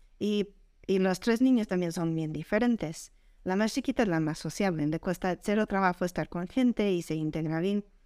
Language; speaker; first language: Spanish; non-native, fluent; English